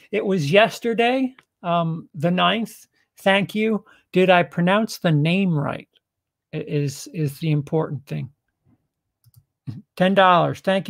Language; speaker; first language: English; native; English